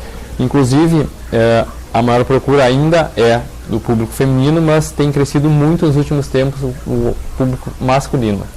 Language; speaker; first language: Portuguese; native; Portuguese